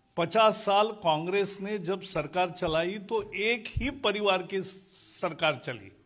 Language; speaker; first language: Hindi; non-native, local second language; Marathi